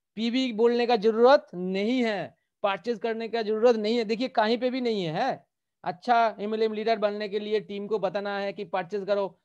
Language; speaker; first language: Hindi; non-native, local second language; Bangla